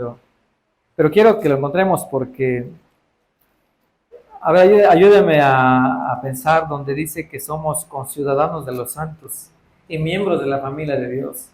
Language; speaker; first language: Spanish; native; Spanish